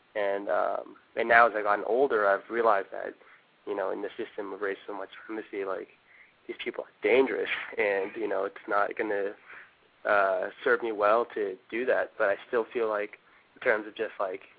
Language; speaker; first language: English; early bilingual, other home language; Korean